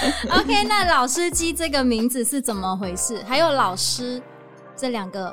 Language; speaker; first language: Chinese; non-native, fluent; Vietnamese